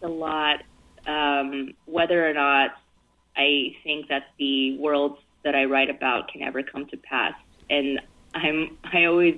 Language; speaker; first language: English; early bilingual, other home language; Chinese